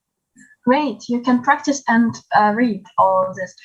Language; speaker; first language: English; non-native, learner; Ukrainian